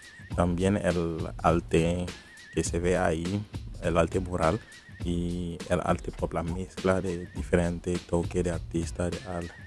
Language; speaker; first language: Spanish; non-native, fluent; Haitian Creole